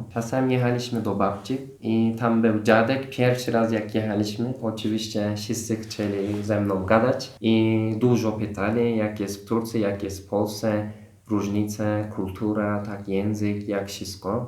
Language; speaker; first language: Polish; non-native, fluent; Turkish